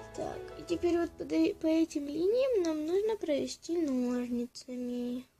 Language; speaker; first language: Russian; native; Russian